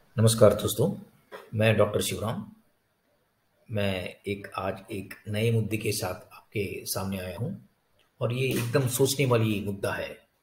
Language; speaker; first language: Hindi; non-native, local second language; Tamil